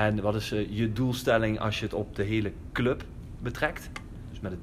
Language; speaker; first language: Dutch; native; Dutch